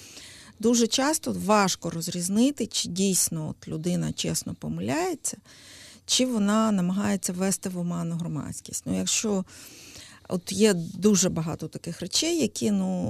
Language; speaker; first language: Ukrainian; native; Ukrainian